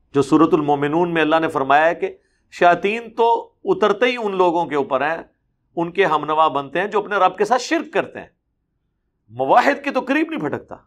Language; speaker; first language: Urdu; non-native, local second language; Punjabi